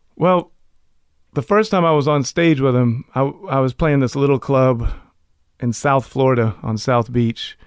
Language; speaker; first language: English; native; English